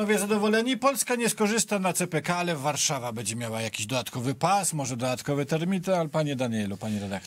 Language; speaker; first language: Polish; native; Polish